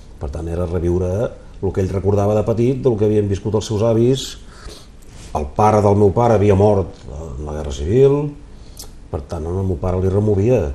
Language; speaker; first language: Catalan; native; Catalan